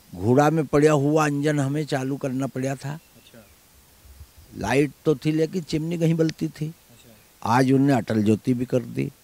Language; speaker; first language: Hindi; native; Hindi